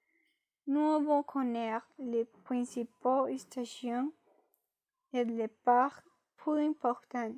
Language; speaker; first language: French; non-native, learner; Spanish